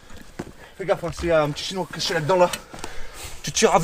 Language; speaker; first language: French; native; French